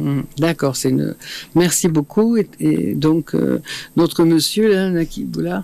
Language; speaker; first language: French; native; French